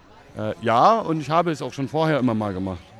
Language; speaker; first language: German; native; German